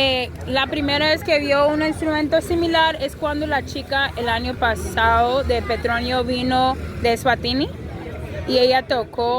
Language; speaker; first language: Spanish; non-native, fluent; English